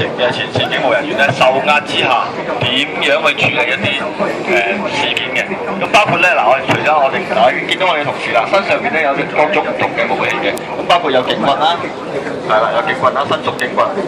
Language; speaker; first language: Cantonese; native; Cantonese